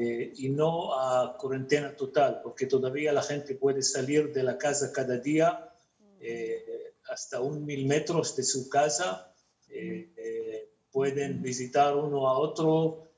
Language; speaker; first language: Spanish; non-native, fluent; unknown